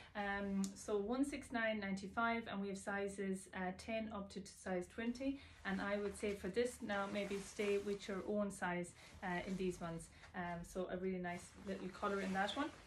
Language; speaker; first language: English; native; English